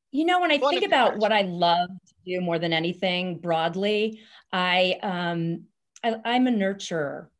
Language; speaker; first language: English; native; English